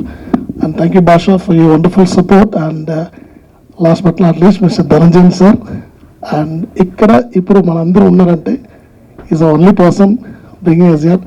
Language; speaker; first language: Telugu; non-native, learner; Tamil